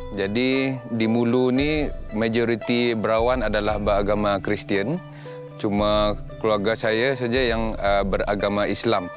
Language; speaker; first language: Malay; non-native, local second language; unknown